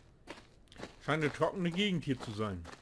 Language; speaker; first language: German; native; German